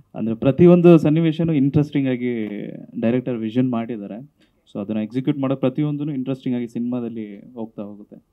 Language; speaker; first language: Kannada; native; Kannada